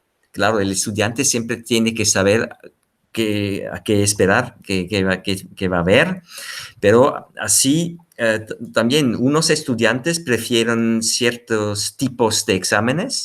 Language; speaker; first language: Spanish; non-native, fluent; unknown